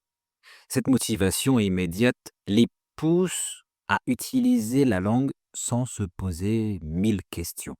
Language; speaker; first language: French; native; French